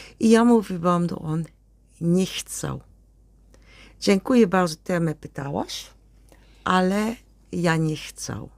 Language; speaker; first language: Polish; non-native, learner; Dutch